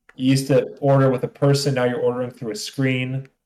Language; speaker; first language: English; non-native, fluent; Hebrew